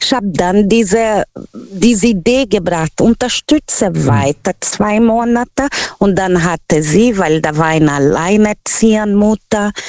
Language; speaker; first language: German; non-native, local second language; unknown